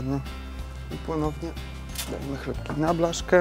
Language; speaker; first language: Polish; native; Polish